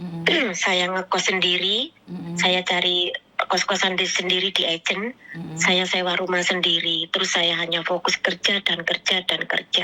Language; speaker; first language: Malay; non-native, local second language; Javanese